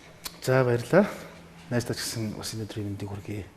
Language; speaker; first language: Mongolian; native; Mongolian